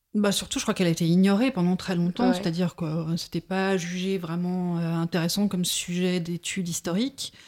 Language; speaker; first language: French; native; French